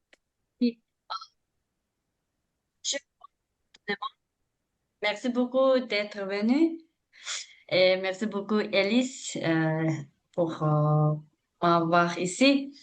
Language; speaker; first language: French; non-native, learner; Tibetan